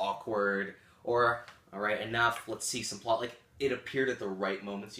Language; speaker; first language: English; native; English